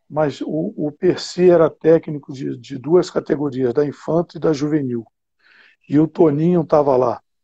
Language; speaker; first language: Portuguese; native; Portuguese